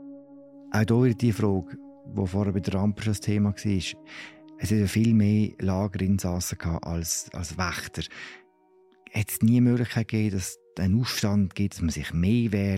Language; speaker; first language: German; native; German